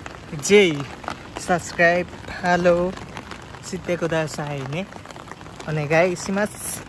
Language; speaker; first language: Japanese; non-native, learner; Nepali